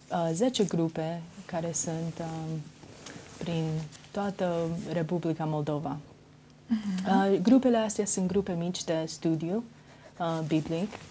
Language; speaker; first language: Romanian; early bilingual, heritage; Romanian